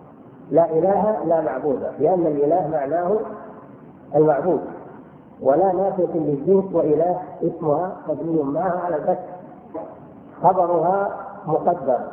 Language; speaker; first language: Arabic; native; Arabic